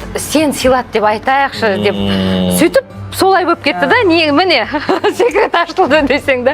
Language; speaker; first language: Kazakh; native; Kazakh